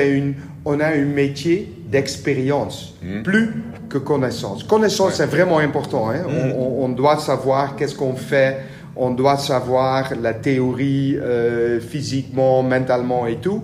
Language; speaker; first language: French; non-native, learner; Dutch